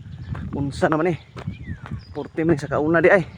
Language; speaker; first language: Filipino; non-native, local second language; Cebuano